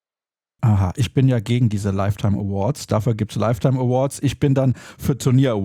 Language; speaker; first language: German; native; German